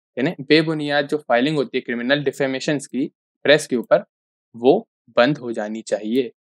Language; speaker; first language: Hindi; native; Hindi